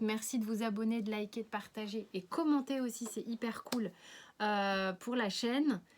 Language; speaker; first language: French; native; French